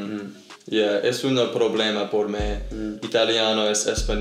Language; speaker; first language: Spanish; non-native, learner; English